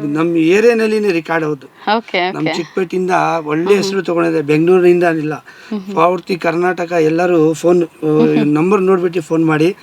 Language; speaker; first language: Kannada; non-native, local second language; Urdu